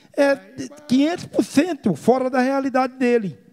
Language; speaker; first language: Portuguese; native; Portuguese